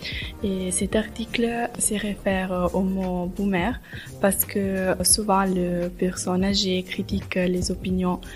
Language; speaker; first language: French; non-native, learner; Italian